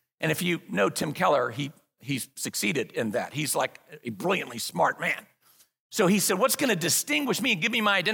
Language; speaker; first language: English; native; English